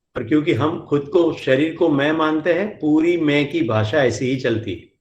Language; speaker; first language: Hindi; non-native, local second language; Gujarati